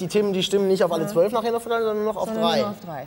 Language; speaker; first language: German; native; German